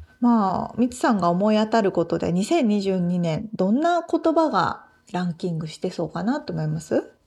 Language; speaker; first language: Japanese; native; Japanese